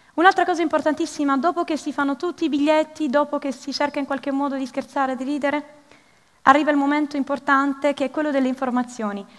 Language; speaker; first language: Italian; early bilingual, other home language; Arabic